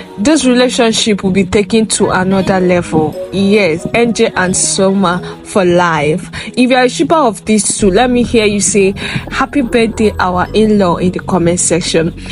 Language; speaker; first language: Nigerian Pidgin; non-native, local second language; Igbo